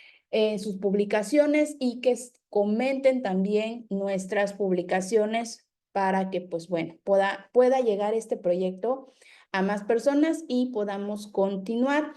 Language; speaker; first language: Spanish; native; Spanish